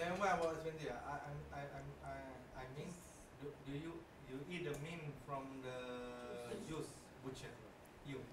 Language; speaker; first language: English; non-native, learner; Malay